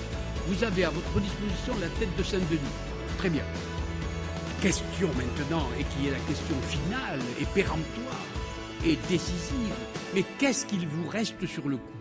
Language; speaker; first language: French; native; French